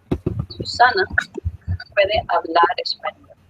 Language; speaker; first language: Spanish; non-native, fluent; English